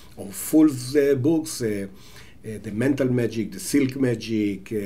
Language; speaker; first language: English; non-native, fluent; Hebrew